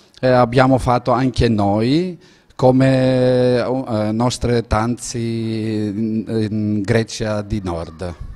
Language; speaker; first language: Italian; non-native, learner; Greek